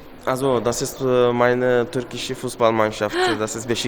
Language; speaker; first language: German; non-native, learner; Turkish